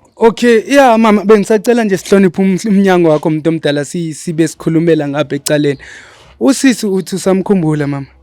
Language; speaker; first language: Zulu; non-native, local second language; Xhosa